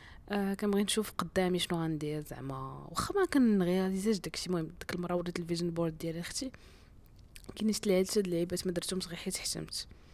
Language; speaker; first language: Arabic; native; Arabic